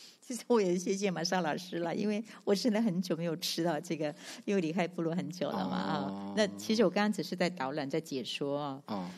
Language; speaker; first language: Chinese; non-native, local second language; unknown